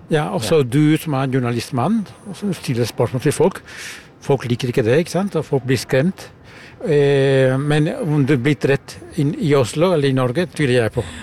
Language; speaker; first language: Norwegian; non-native, fluent; German